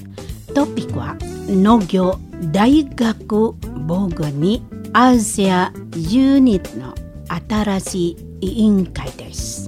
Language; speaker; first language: Japanese; non-native, learner; Indonesian